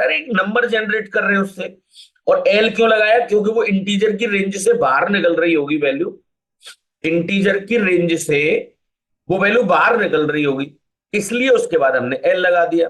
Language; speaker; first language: Hindi; native; Hindi